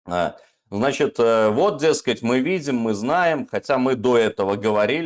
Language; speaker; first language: Russian; native; Russian